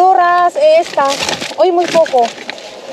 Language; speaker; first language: Spanish; non-native, fluent; Filipino